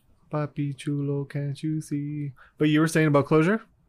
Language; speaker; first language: English; early bilingual, other home language; Spanish